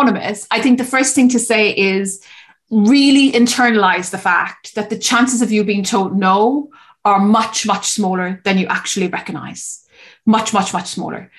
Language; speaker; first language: English; native; English